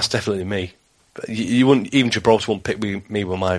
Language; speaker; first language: English; native; English